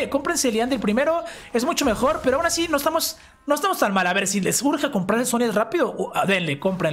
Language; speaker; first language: Spanish; native; Spanish